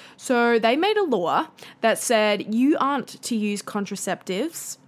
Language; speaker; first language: English; native; English